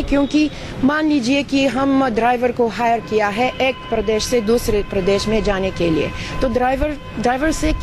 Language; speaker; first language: Hindi; non-native, fluent; Bulgarian